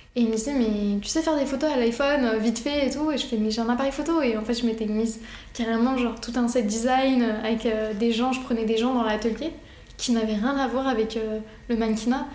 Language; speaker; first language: French; early bilingual, other home language; Arabic